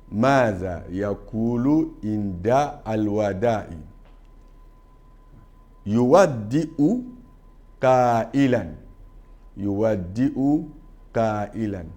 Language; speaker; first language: Arabic; non-native, fluent; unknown